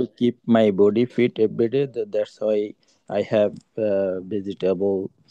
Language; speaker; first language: English; non-native, learner; Bangla